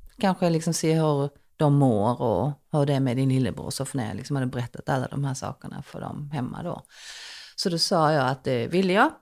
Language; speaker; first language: Swedish; early bilingual, other home language; Korean